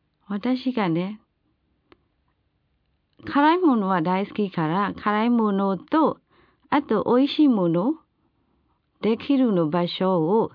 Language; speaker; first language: Japanese; non-native, learner; Burmese